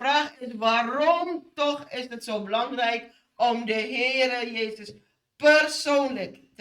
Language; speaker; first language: Dutch; non-native, fluent; Indonesian